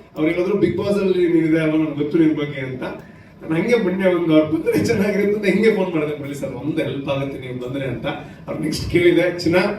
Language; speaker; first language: Kannada; non-native, local second language; Tulu